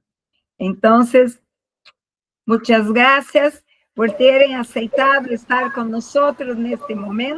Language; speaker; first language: Spanish; non-native, learner; Portuguese